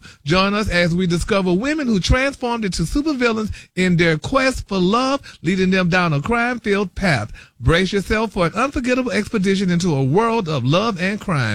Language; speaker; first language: English; native; English